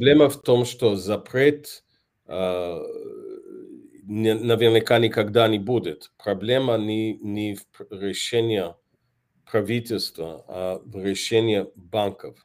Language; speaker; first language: Russian; non-native, fluent; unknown